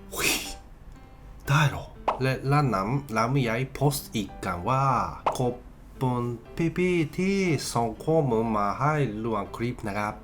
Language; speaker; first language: Thai; non-native, learner; Japanese